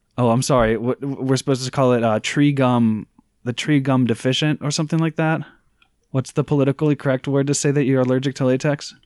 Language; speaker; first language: English; native; English